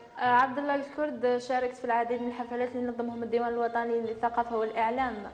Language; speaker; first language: Arabic; native; Arabic